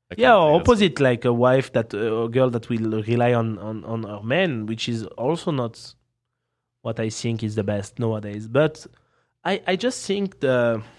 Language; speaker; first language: English; non-native, fluent; French